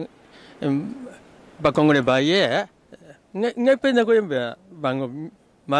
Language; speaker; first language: Lingala; non-native, fluent; Japanese